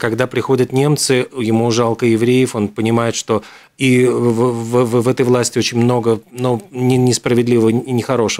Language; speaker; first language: Russian; native; Russian